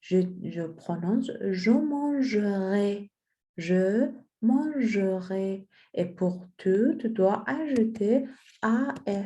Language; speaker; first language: French; non-native, fluent; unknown